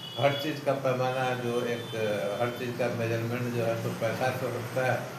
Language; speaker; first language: Hindi; native; Hindi